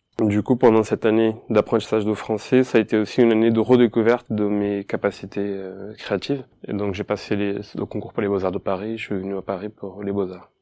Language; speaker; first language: French; non-native, fluent; Portuguese